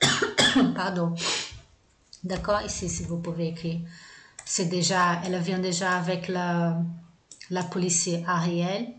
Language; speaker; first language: French; non-native, fluent; Portuguese